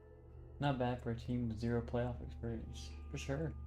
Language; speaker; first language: English; native; English